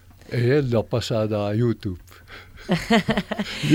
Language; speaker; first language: Spanish; non-native, fluent; French